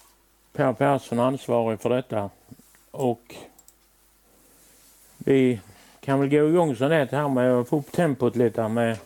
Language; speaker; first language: Swedish; native; Swedish